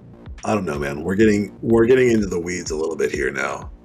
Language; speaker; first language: English; native; English